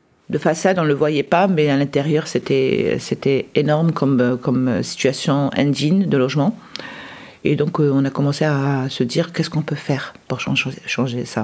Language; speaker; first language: French; early bilingual, other home language; Arabic